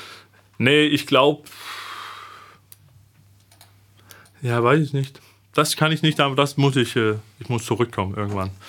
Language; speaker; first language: German; non-native, fluent; Danish